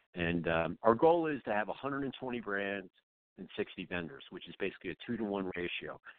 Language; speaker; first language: English; native; English